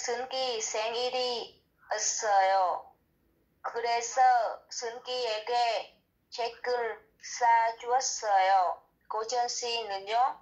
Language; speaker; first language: Korean; non-native, learner; Vietnamese